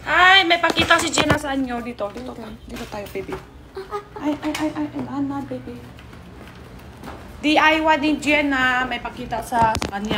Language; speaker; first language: Filipino; non-native, learner; Chinese